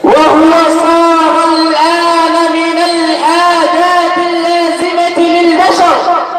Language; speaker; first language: Arabic; non-native, learner; Urdu